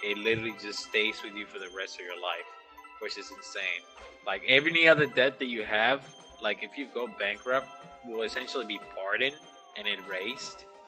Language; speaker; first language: English; early bilingual, other home language; Spanish